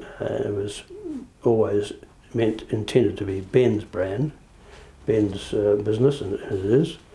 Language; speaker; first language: English; native; English